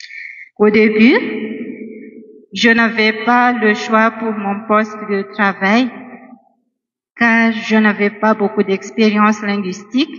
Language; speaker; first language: French; non-native, local second language; Malagasy